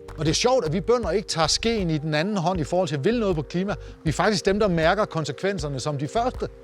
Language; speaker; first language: Danish; native; Danish